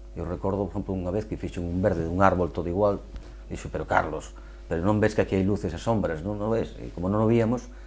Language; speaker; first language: Galician; native; Galician